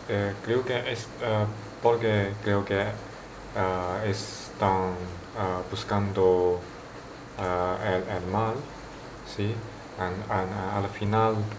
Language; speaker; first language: Spanish; non-native, learner; Chinese